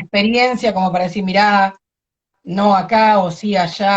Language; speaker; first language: Spanish; native; Spanish